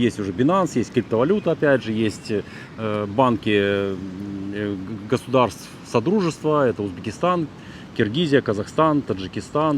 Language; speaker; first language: Russian; native; Russian